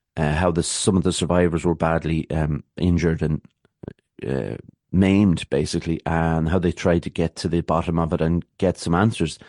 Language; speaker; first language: English; native; English